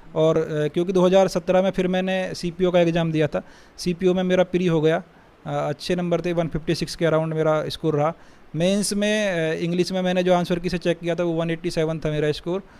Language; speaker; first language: Hindi; native; Hindi